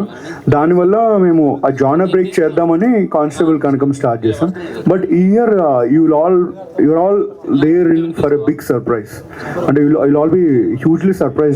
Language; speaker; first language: Telugu; native; Telugu